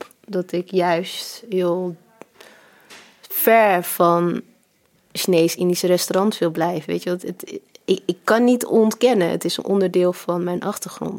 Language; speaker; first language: Dutch; early bilingual, other home language; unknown